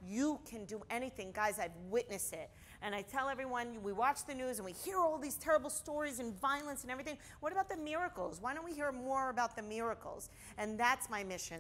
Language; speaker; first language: English; native; English